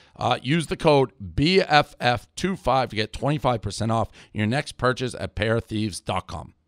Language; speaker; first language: English; native; English